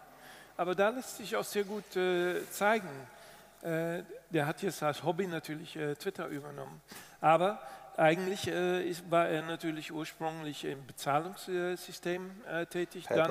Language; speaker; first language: German; non-native, fluent; Dutch